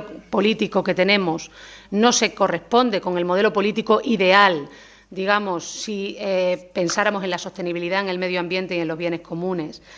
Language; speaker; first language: Spanish; native; Spanish